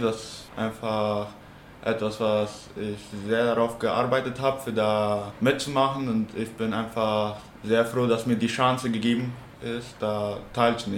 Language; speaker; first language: German; non-native, local second language; Plautdietsch